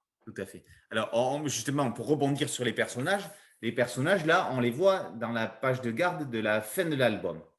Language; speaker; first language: French; native; French